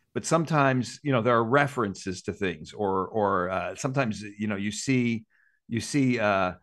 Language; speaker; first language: English; native; English